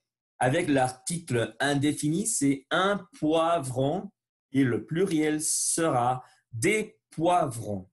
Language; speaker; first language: French; non-native, learner; Spanish